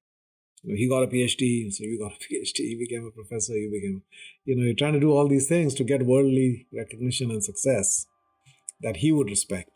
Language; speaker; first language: English; non-native, local second language; Hindi